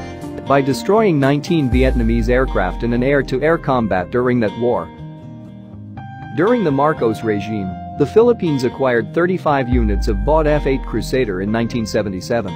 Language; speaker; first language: English; non-native, local second language; Filipino